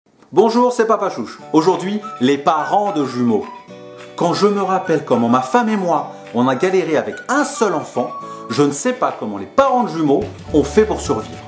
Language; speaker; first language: French; native; French